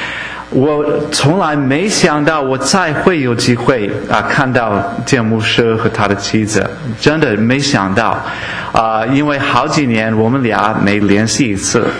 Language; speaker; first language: Chinese; non-native, fluent; English